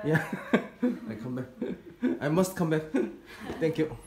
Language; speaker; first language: English; non-native, learner; Korean